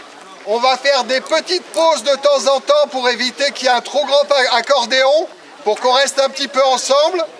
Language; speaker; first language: French; native; French